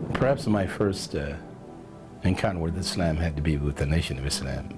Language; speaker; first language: English; native; English